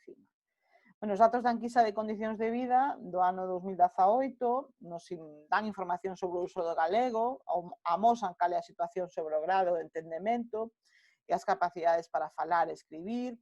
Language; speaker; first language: Galician; non-native, local second language; Spanish